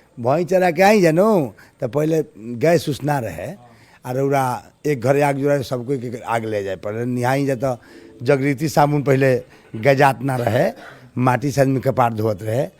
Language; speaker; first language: Bhojpuri; native; Bhojpuri